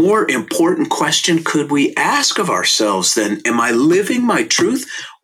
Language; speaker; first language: English; native; English